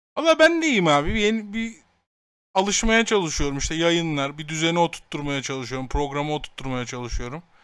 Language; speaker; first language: Turkish; native; Turkish